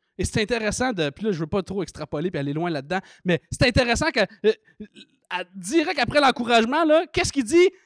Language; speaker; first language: French; native; French